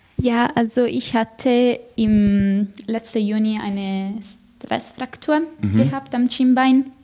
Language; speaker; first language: German; non-native, fluent; Italian